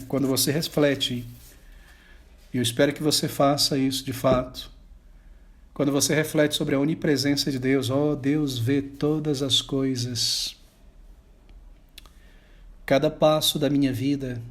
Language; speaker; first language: Portuguese; native; Portuguese